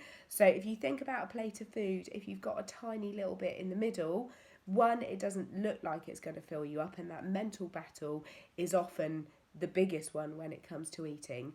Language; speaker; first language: English; native; English